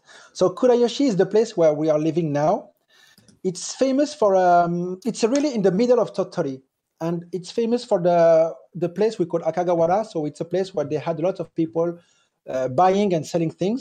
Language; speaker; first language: English; non-native, fluent; French